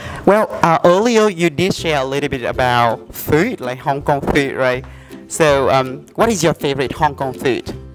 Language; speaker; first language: English; non-native, fluent; Vietnamese